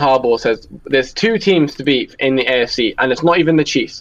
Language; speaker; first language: English; native; English